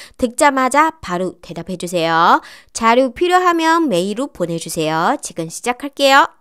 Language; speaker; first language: Korean; non-native, fluent; Chinese